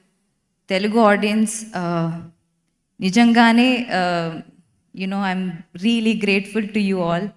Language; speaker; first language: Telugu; non-native, learner; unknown